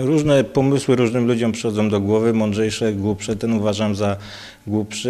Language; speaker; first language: Polish; native; Polish